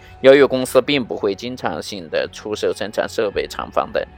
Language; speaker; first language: Chinese; native; Chinese